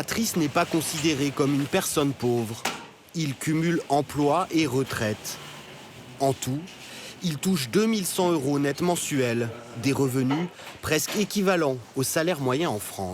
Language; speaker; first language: French; native; French